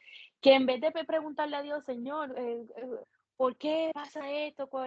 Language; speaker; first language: Spanish; native; Spanish